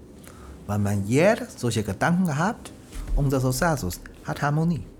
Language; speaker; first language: German; non-native, learner; Chinese